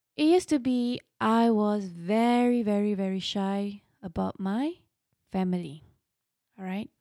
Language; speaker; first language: English; non-native, local second language; Malay